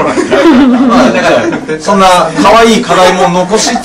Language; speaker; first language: Japanese; native; Japanese